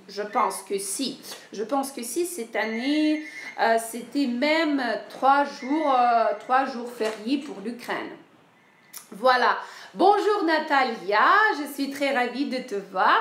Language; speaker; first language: French; non-native, fluent; Ukrainian